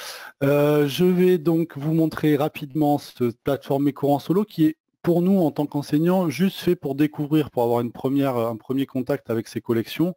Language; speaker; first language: French; native; French